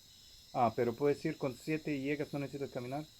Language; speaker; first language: Spanish; non-native, fluent; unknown